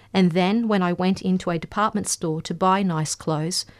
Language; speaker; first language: English; native; English